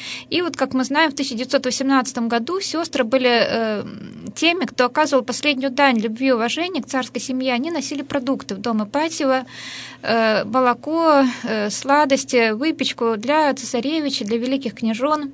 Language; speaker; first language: Russian; native; Russian